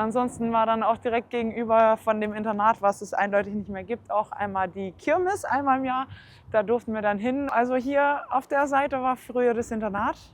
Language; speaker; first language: German; early bilingual, heritage; German